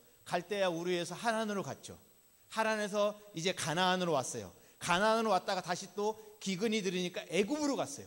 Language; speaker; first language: Korean; native; Korean